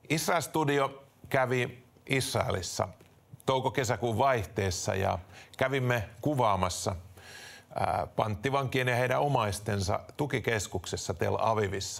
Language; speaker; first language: Finnish; native; Finnish